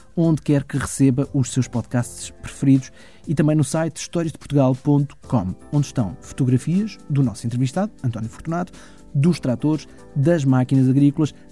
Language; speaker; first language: Portuguese; early bilingual, heritage; German